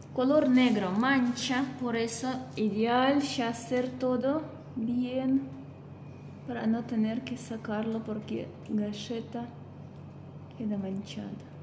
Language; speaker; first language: Spanish; non-native, fluent; Russian